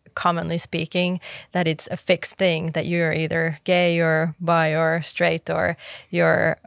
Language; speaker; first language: English; non-native, fluent; Finnish